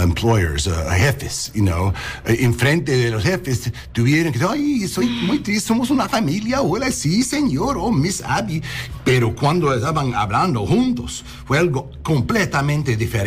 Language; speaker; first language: Spanish; non-native, learner; English